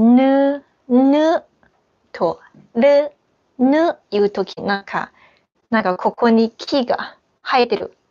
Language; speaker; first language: Japanese; non-native, fluent; Chinese